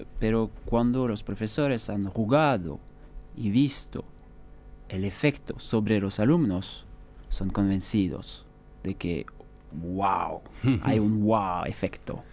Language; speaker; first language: Spanish; non-native, fluent; French